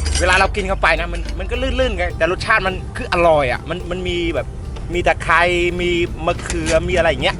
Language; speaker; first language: Thai; non-native, fluent; Khmer